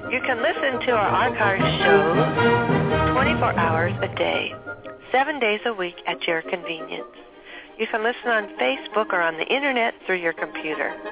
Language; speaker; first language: English; native; English